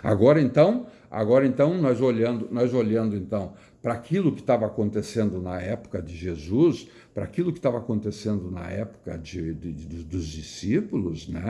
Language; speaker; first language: Portuguese; native; Portuguese